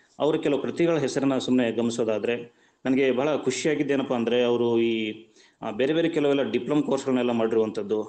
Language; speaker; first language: Kannada; native; Kannada